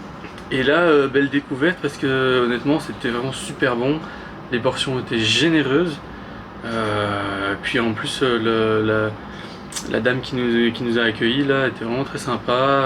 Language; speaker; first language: French; native; French